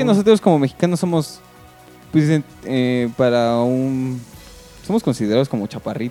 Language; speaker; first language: Spanish; native; Spanish